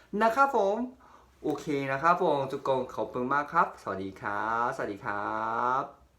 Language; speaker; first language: Thai; non-native, fluent; Japanese